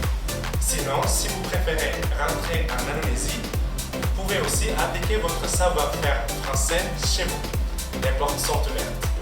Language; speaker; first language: French; non-native, fluent; Indonesian